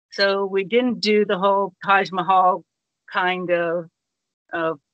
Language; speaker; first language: English; native; English